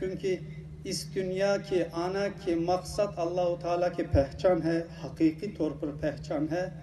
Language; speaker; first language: Urdu; non-native, learner; Turkish